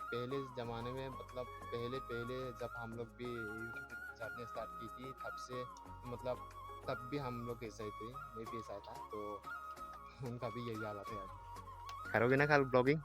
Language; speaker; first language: Hindi; non-native, local second language; Chakma